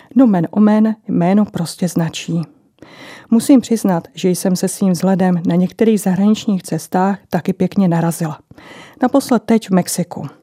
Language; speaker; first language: Czech; native; Czech